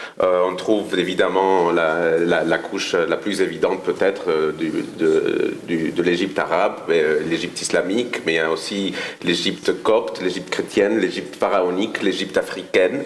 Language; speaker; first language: French; non-native, fluent; Spanish